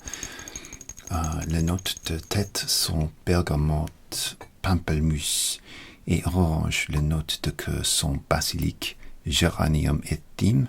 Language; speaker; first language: French; non-native, learner; English